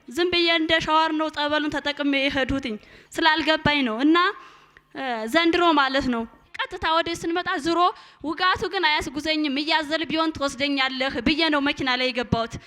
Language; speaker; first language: Amharic; native; Amharic